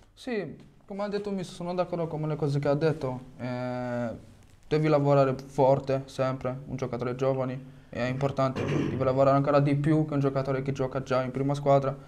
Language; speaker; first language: Italian; non-native, fluent; French